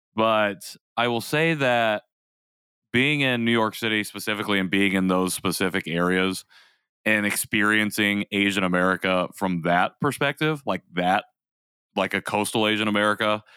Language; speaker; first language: English; native; English